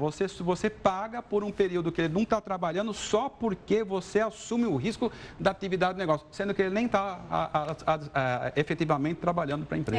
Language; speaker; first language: Portuguese; native; Portuguese